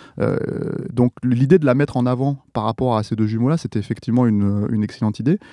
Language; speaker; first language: French; native; French